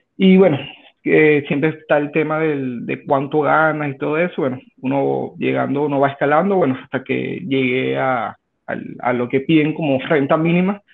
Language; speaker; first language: Spanish; native; Spanish